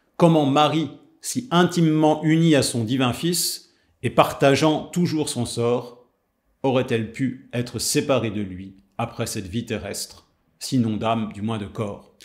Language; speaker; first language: French; native; French